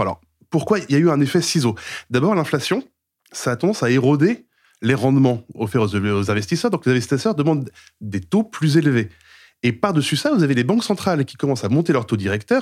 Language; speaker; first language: French; native; French